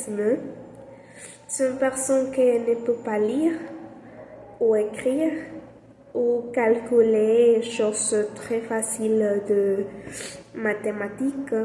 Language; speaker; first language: French; non-native, learner; Spanish